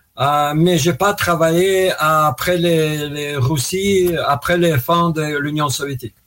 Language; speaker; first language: French; non-native, fluent; Russian